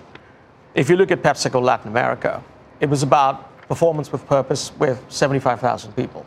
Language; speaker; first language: English; non-native, local second language; Tamil